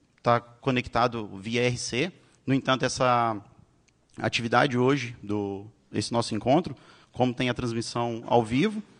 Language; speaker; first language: Portuguese; native; Portuguese